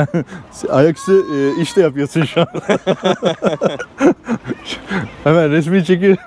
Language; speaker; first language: Turkish; native; Turkish